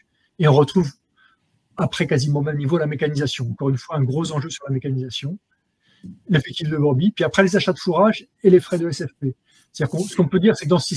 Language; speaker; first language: French; native; French